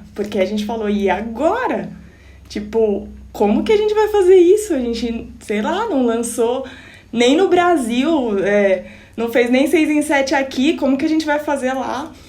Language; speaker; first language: Portuguese; native; Portuguese